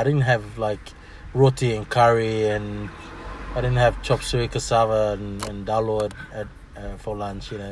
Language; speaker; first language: English; non-native, local second language; Fijian